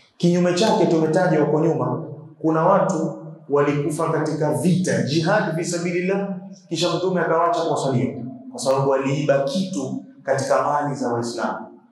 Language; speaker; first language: Swahili; native; Swahili